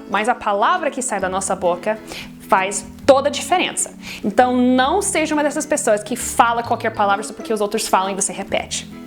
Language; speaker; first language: Portuguese; non-native, fluent; English